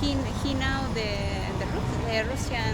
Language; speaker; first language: English; non-native, learner; Spanish